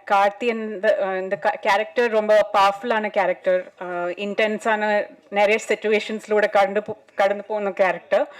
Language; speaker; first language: Tamil; non-native, fluent; Malayalam